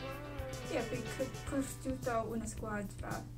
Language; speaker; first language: Italian; non-native, learner; English